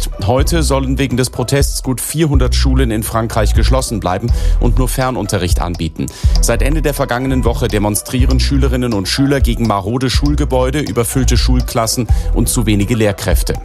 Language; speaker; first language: German; native; German